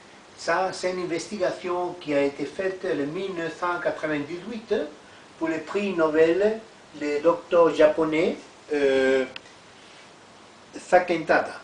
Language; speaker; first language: French; non-native, learner; Italian